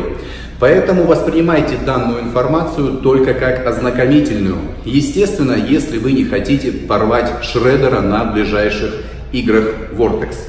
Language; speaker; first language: Russian; native; Russian